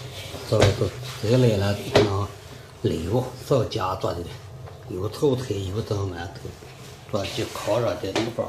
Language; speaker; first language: Chinese; native; Chinese